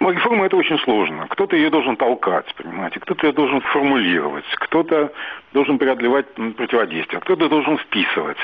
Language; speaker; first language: Russian; native; Russian